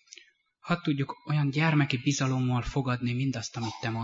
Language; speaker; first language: Hungarian; native; Hungarian